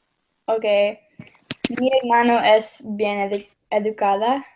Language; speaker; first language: Spanish; non-native, learner; English